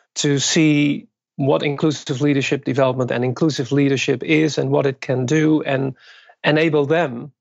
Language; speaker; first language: English; non-native, fluent; Dutch